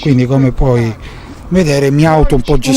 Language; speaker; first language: Italian; native; Italian